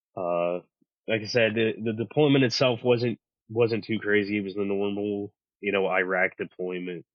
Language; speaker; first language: English; native; English